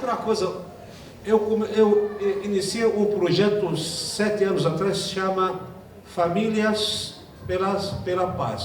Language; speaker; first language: Portuguese; non-native, fluent; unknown